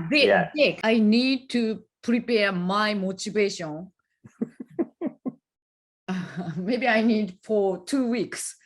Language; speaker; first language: English; non-native, learner; Japanese